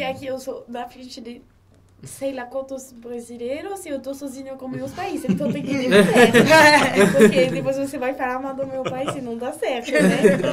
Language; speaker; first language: Portuguese; non-native, learner; French